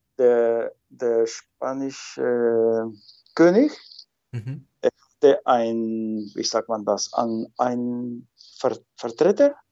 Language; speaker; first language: German; non-native, fluent; Spanish